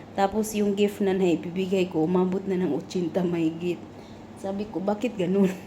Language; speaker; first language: Filipino; non-native, local second language; Cebuano